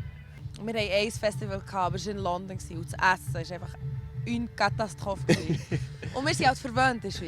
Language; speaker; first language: German; early bilingual, other home language; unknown